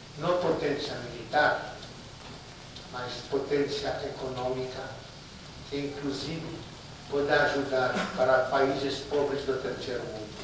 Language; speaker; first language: Portuguese; non-native, fluent; Yiddish